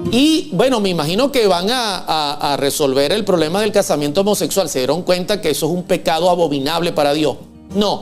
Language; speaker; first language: Spanish; native; Spanish